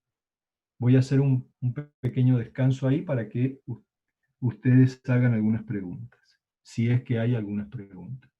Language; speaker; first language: Spanish; native; Spanish